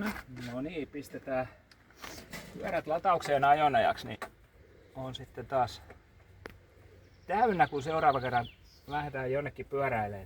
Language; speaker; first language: Finnish; native; Finnish